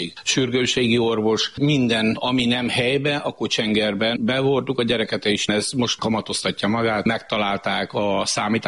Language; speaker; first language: Hungarian; native; Hungarian